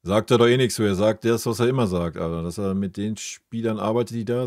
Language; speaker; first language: German; native; German